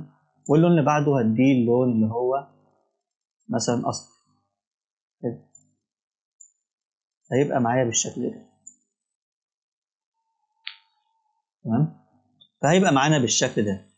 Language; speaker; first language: Arabic; native; Arabic